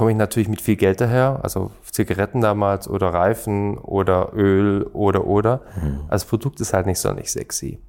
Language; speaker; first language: German; native; German